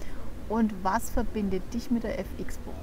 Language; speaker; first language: German; native; German